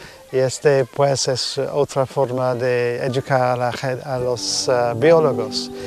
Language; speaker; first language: Spanish; non-native, fluent; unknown